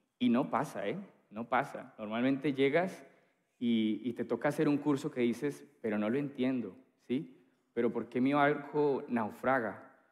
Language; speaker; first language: Spanish; native; Spanish